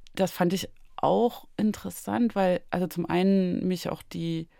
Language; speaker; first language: German; native; German